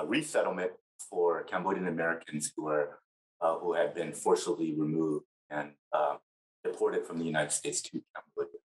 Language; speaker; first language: English; native; English